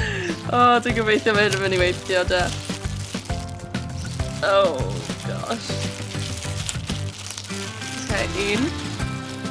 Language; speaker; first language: Welsh; non-native, local second language; English